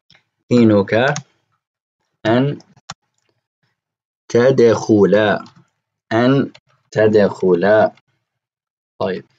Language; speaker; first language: Arabic; non-native, fluent; English